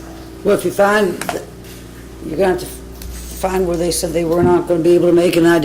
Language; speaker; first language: English; native; English